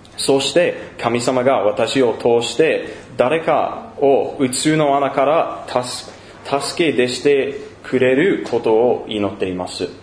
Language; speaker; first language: Japanese; non-native, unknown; English